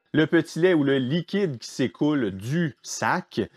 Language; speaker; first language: French; native; French